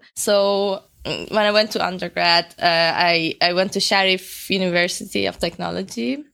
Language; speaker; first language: English; non-native, fluent; Persian